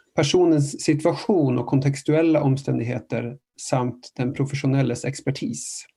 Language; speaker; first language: Swedish; non-native, fluent; Norwegian